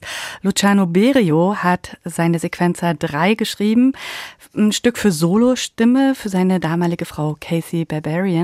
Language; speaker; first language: German; native; German